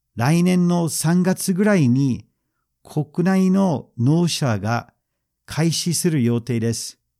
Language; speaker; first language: Japanese; non-native, fluent; English